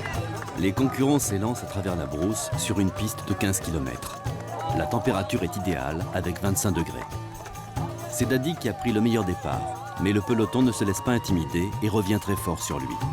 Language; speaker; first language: French; native; French